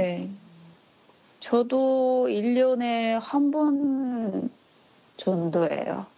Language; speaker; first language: Korean; non-native, learner; Japanese